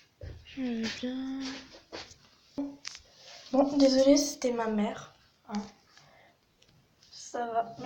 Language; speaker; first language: French; native; French